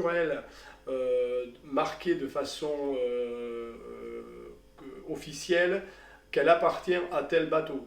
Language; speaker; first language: French; native; French